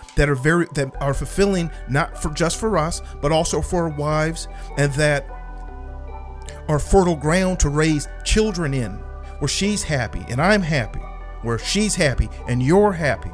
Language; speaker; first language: English; native; English